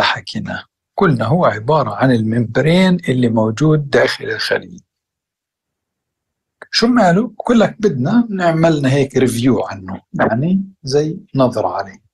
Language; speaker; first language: Arabic; native; Arabic